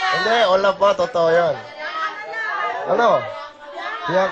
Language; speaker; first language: Filipino; non-native, learner; Korean